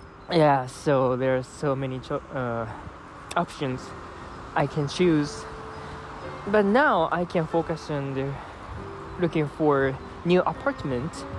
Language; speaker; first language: English; non-native, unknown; Japanese